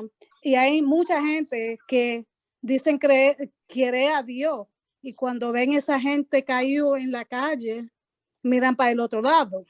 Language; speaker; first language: Spanish; early bilingual, heritage; Spanish